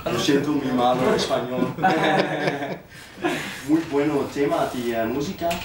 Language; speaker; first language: Spanish; non-native, learner; Danish